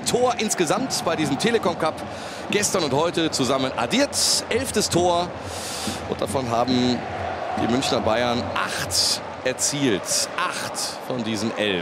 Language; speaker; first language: German; native; German